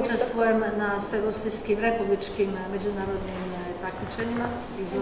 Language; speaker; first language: Russian; non-native, learner; Serbian